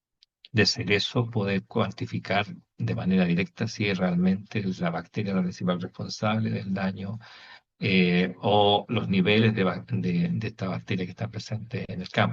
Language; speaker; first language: Spanish; native; Spanish